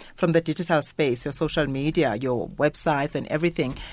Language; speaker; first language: English; non-native, local second language; Xhosa